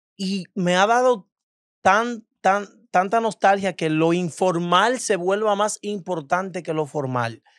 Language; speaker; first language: Spanish; native; Spanish